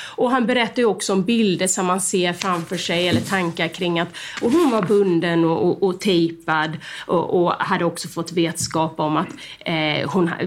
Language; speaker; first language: Swedish; native; Swedish